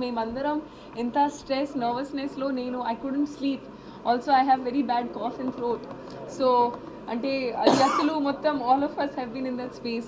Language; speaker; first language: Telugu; non-native, learner; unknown